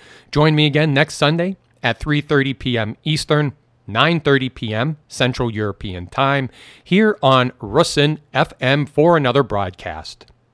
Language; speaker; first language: English; native; English